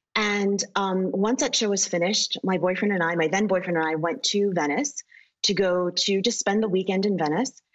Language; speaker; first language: English; native; English